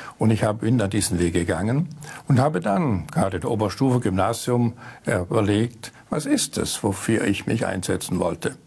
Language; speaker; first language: German; native; German